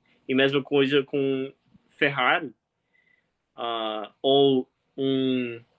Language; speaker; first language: Portuguese; non-native, fluent; English